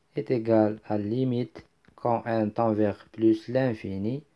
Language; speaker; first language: French; non-native, local second language; Arabic